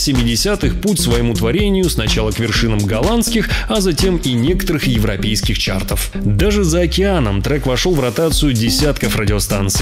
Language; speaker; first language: Russian; native; Russian